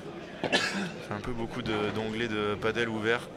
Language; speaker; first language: French; native; French